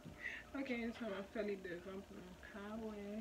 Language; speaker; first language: French; non-native, local second language; Haitian Creole